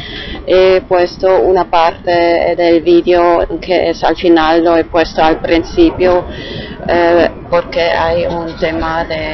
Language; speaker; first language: Spanish; non-native, fluent; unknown